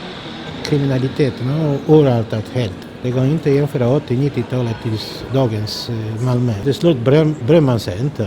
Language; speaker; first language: Swedish; non-native, fluent; Polish